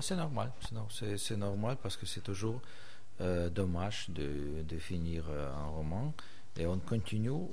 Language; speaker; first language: French; non-native, fluent; Russian